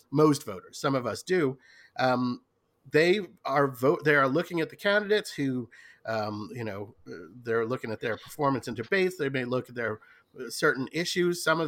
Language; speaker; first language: English; native; English